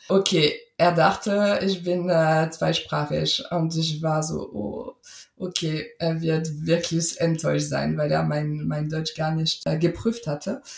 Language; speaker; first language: German; non-native, fluent; French